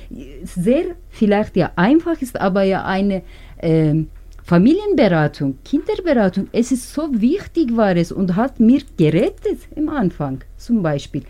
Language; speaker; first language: German; non-native, learner; Turkish